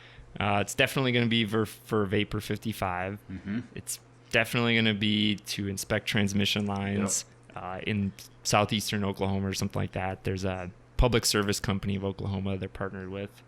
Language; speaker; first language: English; native; English